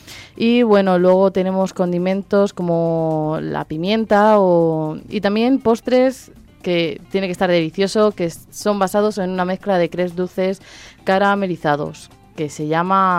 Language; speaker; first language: Spanish; native; Spanish